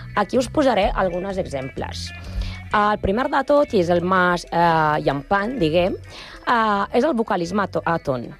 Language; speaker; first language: Catalan; non-native, learner; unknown